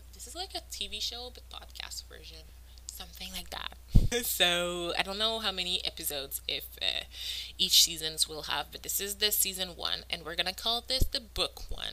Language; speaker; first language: English; non-native, fluent; French